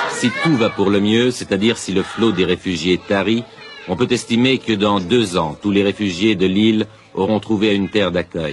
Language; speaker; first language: French; native; French